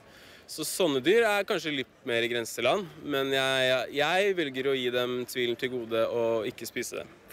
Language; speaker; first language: Norwegian; native; Norwegian